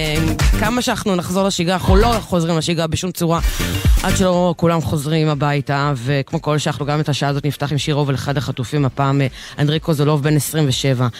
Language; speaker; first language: Hebrew; native; Hebrew